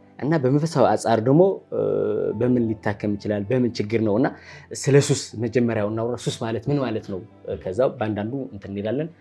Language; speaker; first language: Amharic; non-native, local second language; Tigrinya